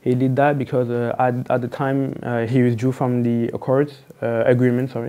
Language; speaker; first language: English; non-native, fluent; French